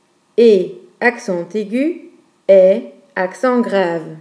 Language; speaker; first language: French; non-native, fluent; Dutch